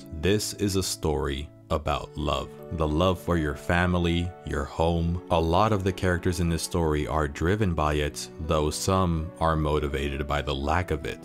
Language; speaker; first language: English; native; English